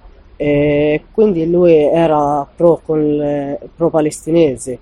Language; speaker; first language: Italian; non-native, fluent; Arabic